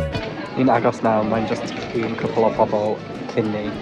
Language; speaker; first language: Welsh; non-native, learner; English